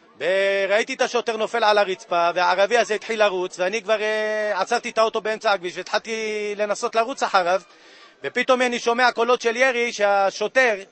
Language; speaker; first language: Hebrew; native; Hebrew